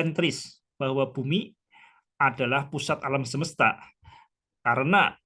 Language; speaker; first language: Indonesian; native; Indonesian